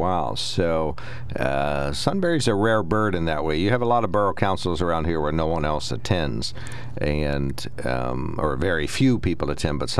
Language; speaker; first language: English; native; English